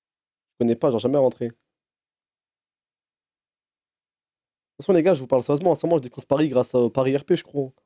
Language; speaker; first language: French; native; French